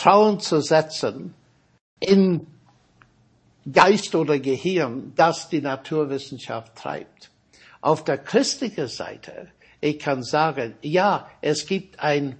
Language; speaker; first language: German; non-native, fluent; English